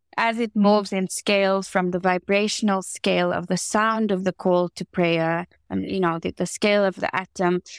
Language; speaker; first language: English; native; English